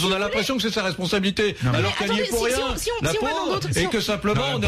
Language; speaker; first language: French; native; French